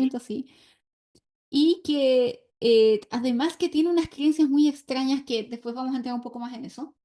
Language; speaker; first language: Spanish; native; Spanish